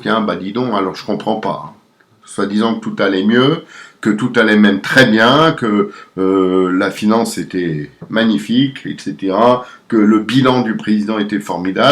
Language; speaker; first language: French; native; French